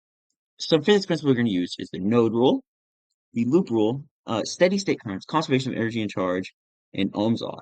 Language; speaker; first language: English; native; English